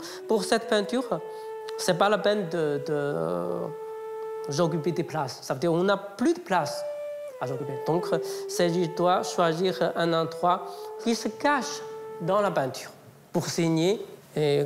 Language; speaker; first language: French; non-native, fluent; Chinese